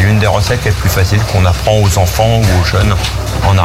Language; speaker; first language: French; native; French